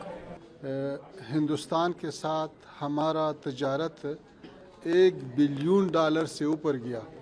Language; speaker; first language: Hindi; non-native, fluent; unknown